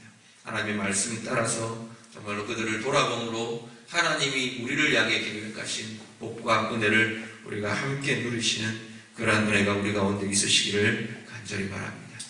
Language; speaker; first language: Korean; native; Korean